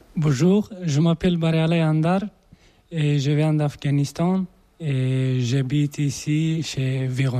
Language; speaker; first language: French; non-native, learner; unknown